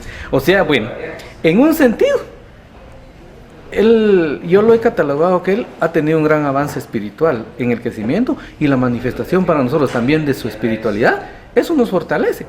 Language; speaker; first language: Spanish; native; Spanish